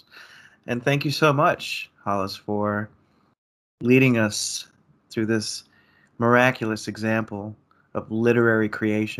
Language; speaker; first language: English; native; English